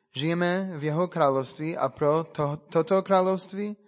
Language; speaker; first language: Czech; non-native, fluent; English